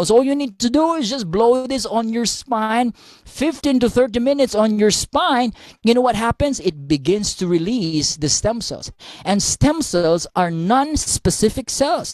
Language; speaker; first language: English; non-native, local second language; Filipino